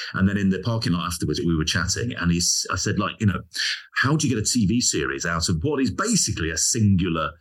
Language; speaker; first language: English; native; English